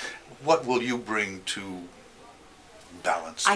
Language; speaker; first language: English; native; English